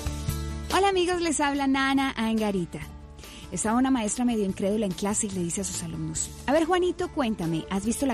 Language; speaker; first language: Spanish; native; Spanish